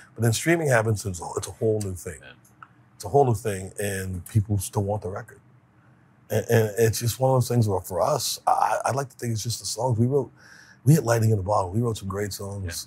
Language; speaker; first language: English; native; English